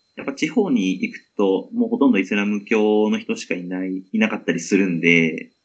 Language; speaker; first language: Japanese; native; Japanese